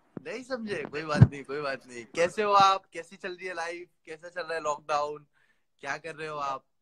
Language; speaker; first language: Hindi; native; Hindi